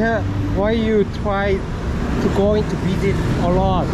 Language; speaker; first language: English; non-native, learner; Korean